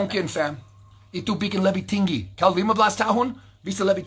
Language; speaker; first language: Indonesian; non-native, learner; English